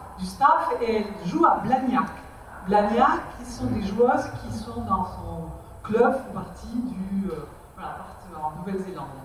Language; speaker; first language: French; native; French